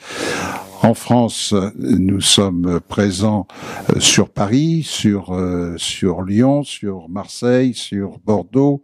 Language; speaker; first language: French; native; French